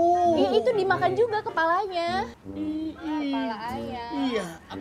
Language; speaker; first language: Indonesian; native; Indonesian